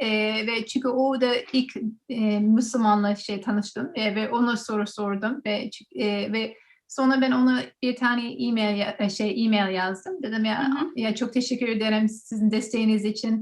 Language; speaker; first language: Turkish; non-native, learner; English